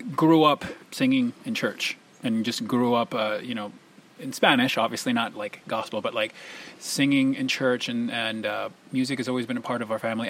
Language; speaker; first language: English; early bilingual, other home language; Spanish